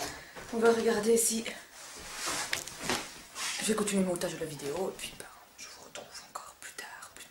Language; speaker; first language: French; native; French